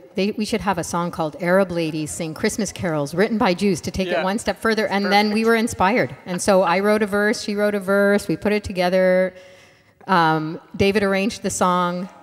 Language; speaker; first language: English; non-native, fluent; Arabic